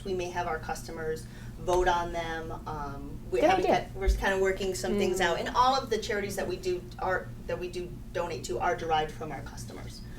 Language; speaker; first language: English; native; English